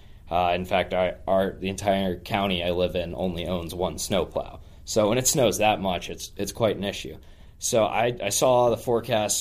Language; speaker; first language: English; native; English